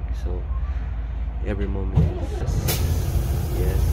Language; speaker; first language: English; non-native, local second language; Filipino